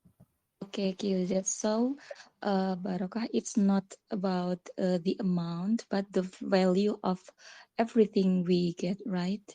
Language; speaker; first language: English; non-native, learner; Indonesian